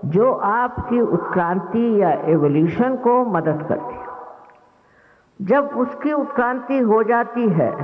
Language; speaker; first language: Hindi; non-native, local second language; Marathi